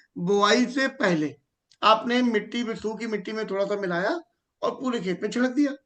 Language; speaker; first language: Hindi; native; Hindi